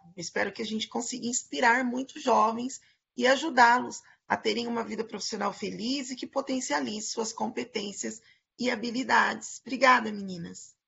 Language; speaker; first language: Portuguese; native; Portuguese